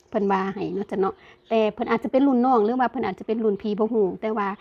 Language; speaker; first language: Thai; native; Thai